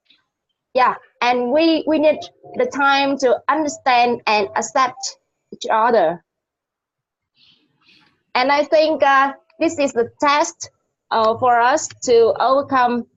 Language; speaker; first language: English; non-native, learner; Vietnamese